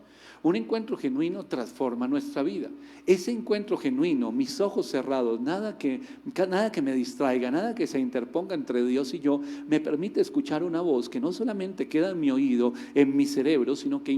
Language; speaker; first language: Spanish; native; Spanish